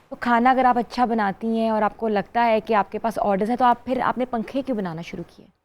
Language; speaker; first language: Urdu; native; Urdu